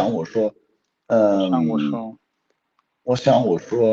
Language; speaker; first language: Chinese; non-native, fluent; Swedish